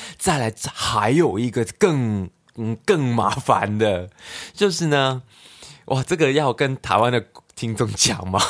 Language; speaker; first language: Chinese; non-native, local second language; Cantonese